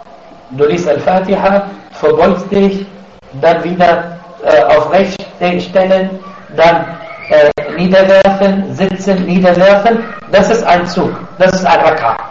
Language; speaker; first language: German; non-native, fluent; Arabic